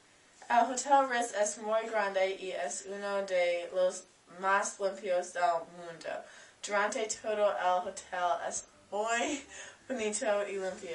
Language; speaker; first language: Spanish; non-native, learner; English